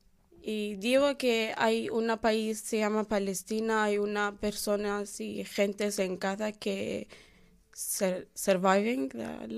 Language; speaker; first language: Spanish; non-native, learner; Arabic